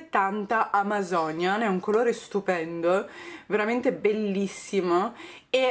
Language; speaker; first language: Italian; native; Italian